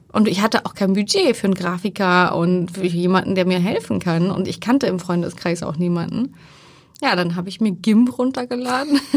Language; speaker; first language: German; early bilingual, other home language; Turkish